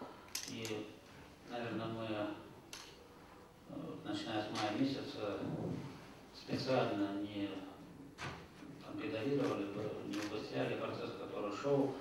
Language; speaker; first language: Russian; native; Russian